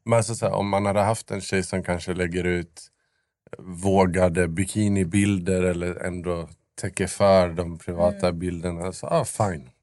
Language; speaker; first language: Swedish; native; Swedish